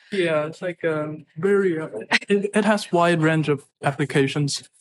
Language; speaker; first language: English; non-native, fluent; Chinese